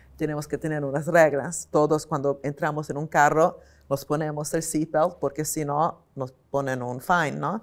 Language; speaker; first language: Spanish; non-native, fluent; Italian